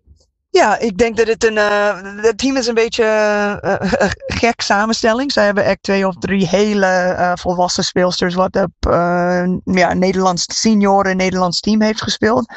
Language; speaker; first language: Dutch; non-native, fluent; English